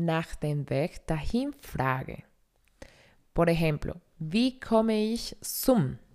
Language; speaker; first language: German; non-native, fluent; Spanish